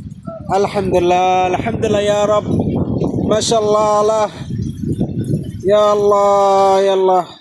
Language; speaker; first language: Arabic; non-native, learner; Bangla